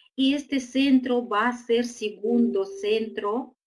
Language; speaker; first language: Spanish; non-native, fluent; Uzbek